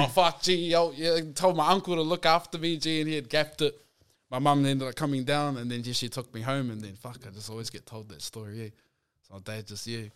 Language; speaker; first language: English; native; English